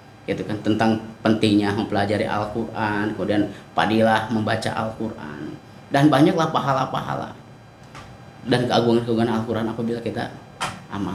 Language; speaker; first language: Indonesian; non-native, local second language; Sundanese